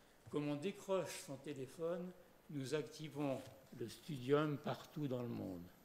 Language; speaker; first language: French; native; French